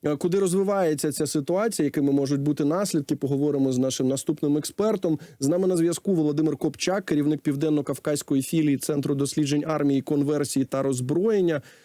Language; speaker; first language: Ukrainian; native; Ukrainian